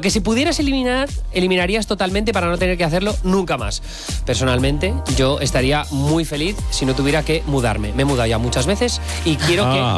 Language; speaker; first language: Spanish; native; Spanish